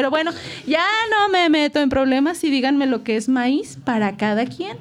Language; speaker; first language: Spanish; native; Spanish